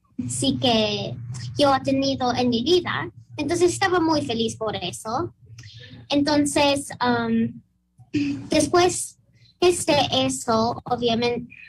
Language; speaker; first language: Spanish; early bilingual, heritage; Spanish